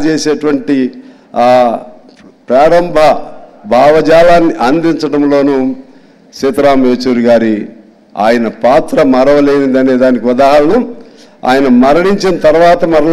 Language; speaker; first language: Telugu; native; Telugu